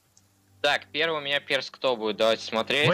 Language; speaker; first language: Russian; native; Russian